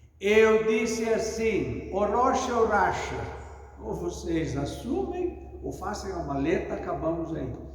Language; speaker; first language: Portuguese; non-native, fluent; Italian